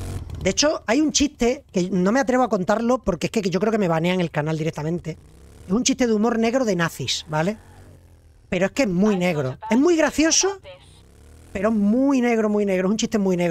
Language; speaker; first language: Spanish; native; Spanish